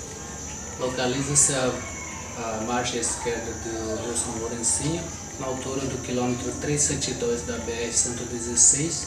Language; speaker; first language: Portuguese; non-native, local second language; Guarani